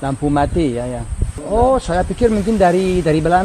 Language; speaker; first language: Indonesian; non-native, learner; English